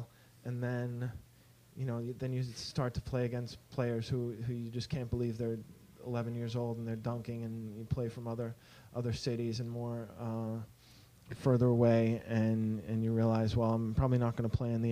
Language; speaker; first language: English; native; English